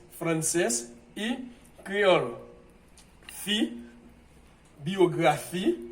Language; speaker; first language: Portuguese; non-native, fluent; Haitian Creole